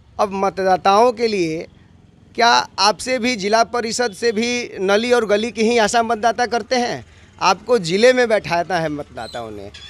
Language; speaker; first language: Hindi; native; Hindi